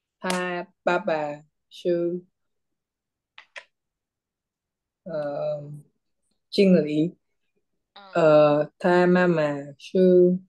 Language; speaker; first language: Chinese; non-native, learner; Vietnamese